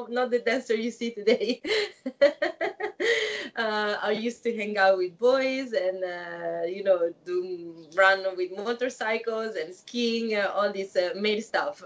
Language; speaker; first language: English; non-native, fluent; Italian